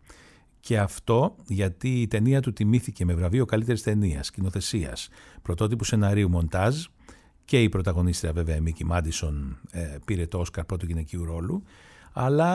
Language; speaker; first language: Greek; native; Greek